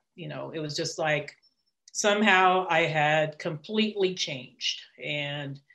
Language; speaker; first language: English; early bilingual, other home language; Italian